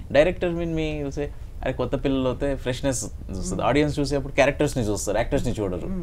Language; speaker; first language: Telugu; native; Telugu